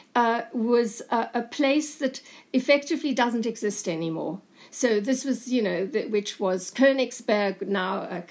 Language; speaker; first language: English; native; English